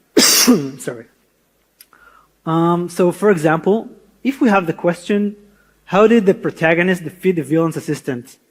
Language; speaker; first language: English; non-native, fluent; Hebrew